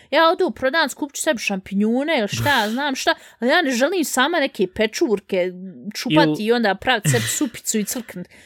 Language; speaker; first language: Bosnian; early bilingual, heritage; Bosnian